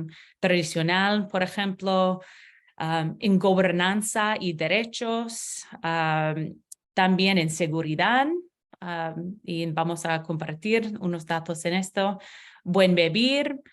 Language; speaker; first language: Spanish; non-native, learner; English